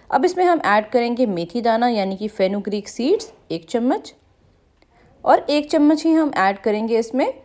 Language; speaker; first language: Hindi; native; Hindi